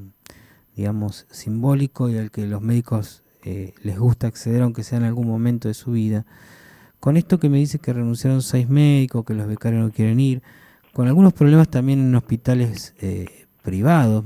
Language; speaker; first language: Spanish; native; Spanish